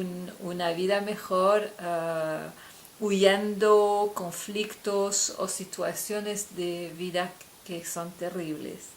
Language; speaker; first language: Spanish; non-native, fluent; French